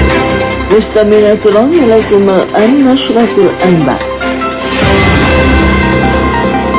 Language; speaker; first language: Arabic; non-native, fluent; Indonesian